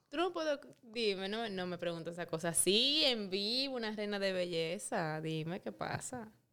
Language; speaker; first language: Spanish; native; Spanish